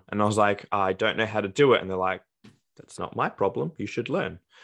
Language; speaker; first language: English; native; English